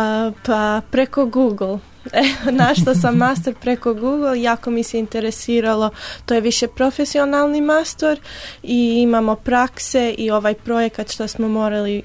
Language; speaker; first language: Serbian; early bilingual, heritage; English